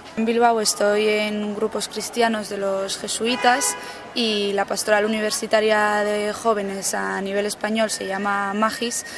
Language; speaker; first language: Spanish; native; Spanish